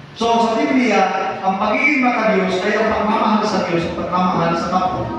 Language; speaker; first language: Filipino; non-native, local second language; Cebuano